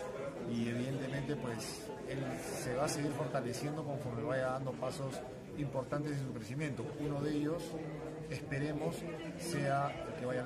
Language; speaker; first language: Spanish; native; Spanish